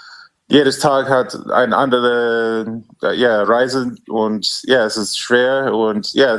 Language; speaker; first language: German; non-native, learner; English